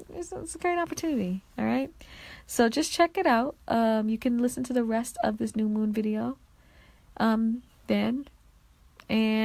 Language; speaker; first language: English; native; English